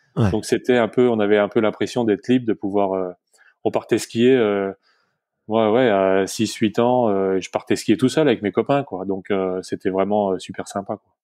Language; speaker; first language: French; native; French